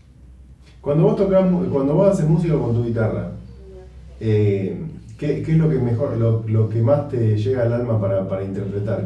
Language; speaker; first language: Spanish; native; Spanish